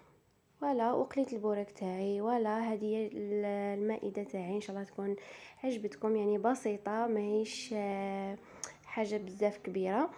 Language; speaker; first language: Arabic; native; Arabic